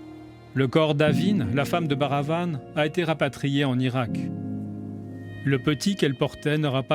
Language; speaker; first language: French; native; French